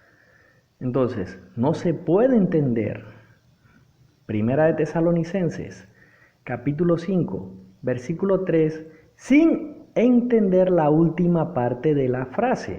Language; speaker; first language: Spanish; native; Spanish